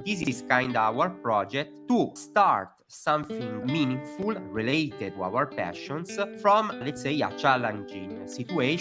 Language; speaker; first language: English; non-native, fluent; Italian